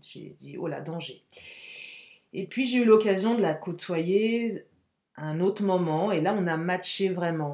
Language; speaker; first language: French; native; French